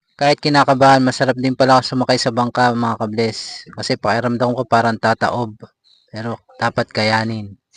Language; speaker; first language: Filipino; native; Filipino